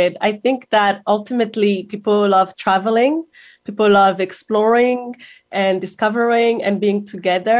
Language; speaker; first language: English; non-native, local second language; Kinyarwanda